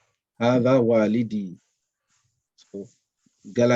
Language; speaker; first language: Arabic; non-native, fluent; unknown